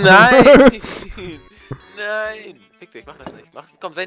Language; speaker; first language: German; native; German